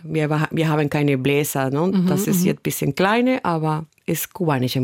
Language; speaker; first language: German; non-native, fluent; Spanish